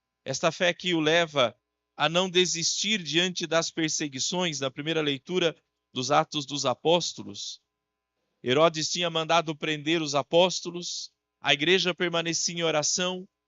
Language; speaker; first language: Portuguese; native; Portuguese